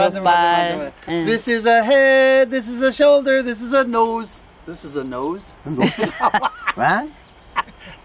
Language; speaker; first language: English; non-native, fluent; Korean